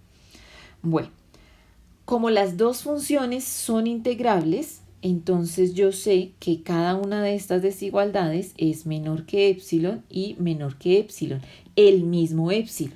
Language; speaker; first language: Spanish; native; Spanish